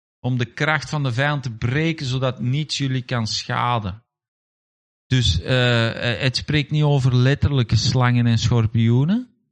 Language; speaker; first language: Dutch; native; Dutch